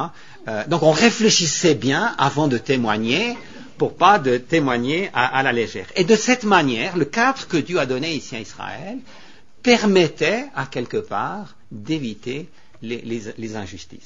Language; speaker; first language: French; native; French